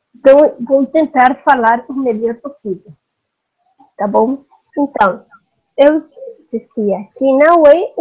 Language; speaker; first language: Portuguese; non-native, learner; Spanish